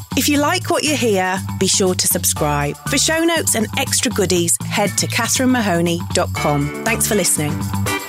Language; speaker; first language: English; native; English